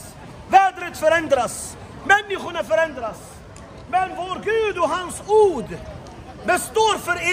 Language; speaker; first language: Swedish; non-native, fluent; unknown